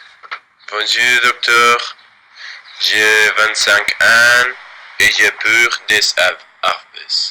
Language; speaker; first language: French; non-native, learner; Spanish